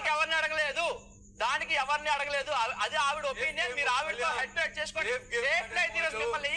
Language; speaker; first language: Telugu; native; Telugu